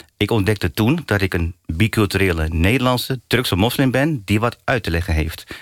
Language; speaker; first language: Dutch; early bilingual, other home language; Turkish